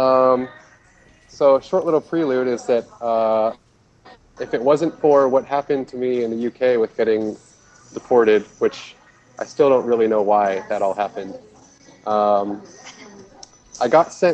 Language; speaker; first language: English; native; English